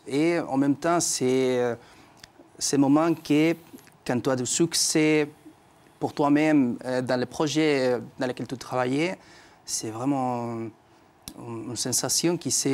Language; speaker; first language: French; non-native, fluent; Spanish